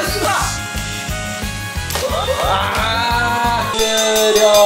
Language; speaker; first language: Japanese; native; Japanese